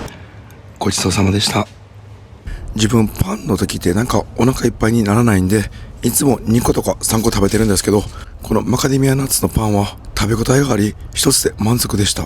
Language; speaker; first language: Japanese; native; Japanese